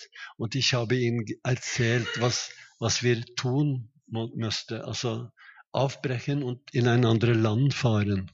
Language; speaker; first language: German; non-native, fluent; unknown